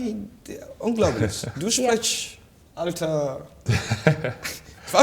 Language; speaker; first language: German; non-native, fluent; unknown